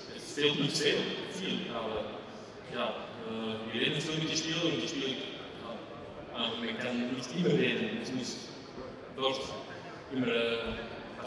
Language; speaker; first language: German; non-native, learner; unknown